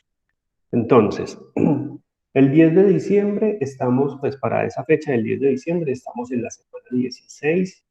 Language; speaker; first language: Spanish; native; Spanish